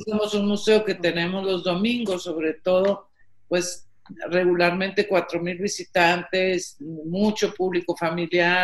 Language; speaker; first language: Spanish; native; Spanish